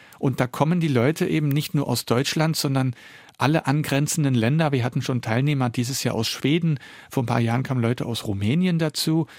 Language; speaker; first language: German; early bilingual, other home language; Dutch